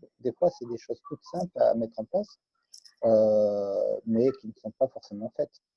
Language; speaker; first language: French; native; French